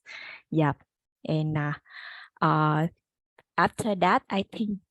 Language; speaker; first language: English; non-native, learner; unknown